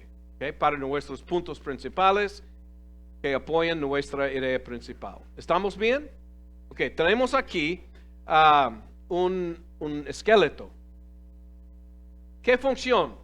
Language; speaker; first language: Spanish; non-native, fluent; English